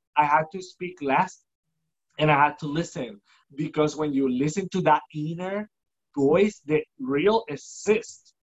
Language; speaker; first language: English; non-native, fluent; Spanish